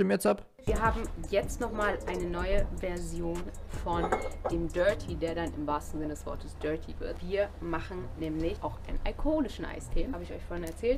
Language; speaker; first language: German; native; German